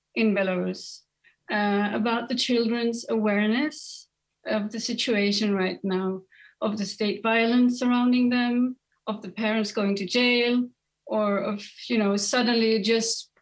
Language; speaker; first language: English; non-native, fluent; Swedish